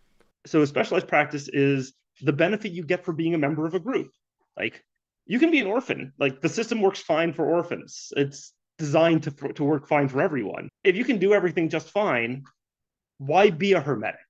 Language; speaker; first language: English; native; English